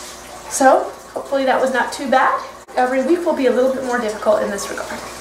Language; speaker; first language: English; native; English